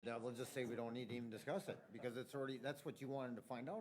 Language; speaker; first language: English; native; English